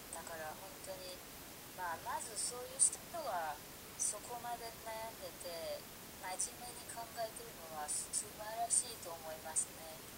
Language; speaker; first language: Japanese; non-native, fluent; Persian